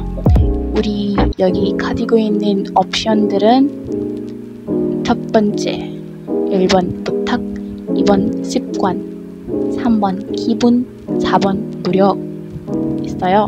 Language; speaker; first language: Korean; non-native, learner; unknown